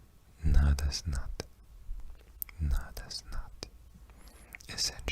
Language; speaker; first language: Russian; non-native, learner; English